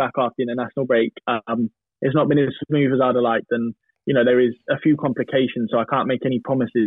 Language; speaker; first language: English; native; English